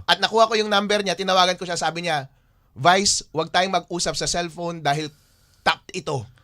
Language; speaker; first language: Filipino; non-native, local second language; Iloko